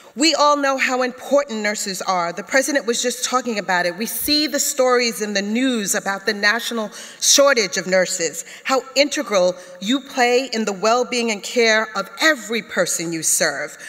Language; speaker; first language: English; native; English